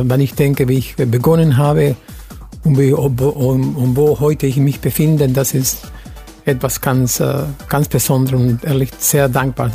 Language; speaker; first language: German; non-native, fluent; Spanish